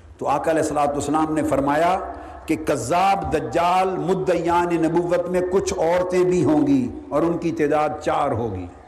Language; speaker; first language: Urdu; non-native, local second language; Punjabi